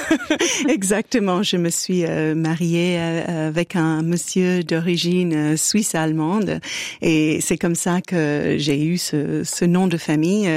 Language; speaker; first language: French; native; French